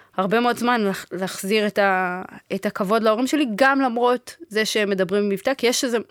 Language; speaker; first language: Hebrew; early bilingual, other home language; Amharic